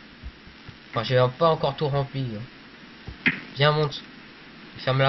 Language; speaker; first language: French; native; French